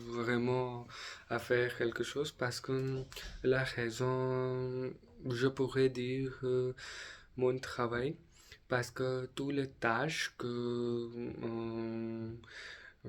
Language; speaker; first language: French; non-native, learner; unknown